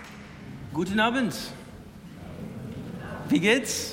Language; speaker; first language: German; non-native, learner; English